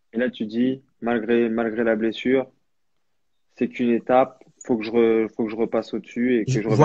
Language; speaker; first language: French; native; French